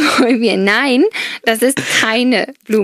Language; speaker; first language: German; non-native, fluent; Spanish